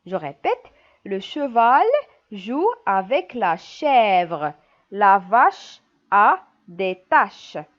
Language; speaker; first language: French; non-native, local second language; Arabic